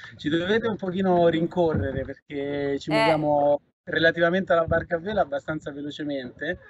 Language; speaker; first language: Italian; native; Italian